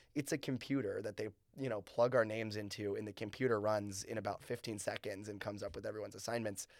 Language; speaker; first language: English; native; English